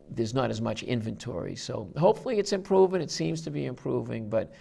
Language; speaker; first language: English; native; English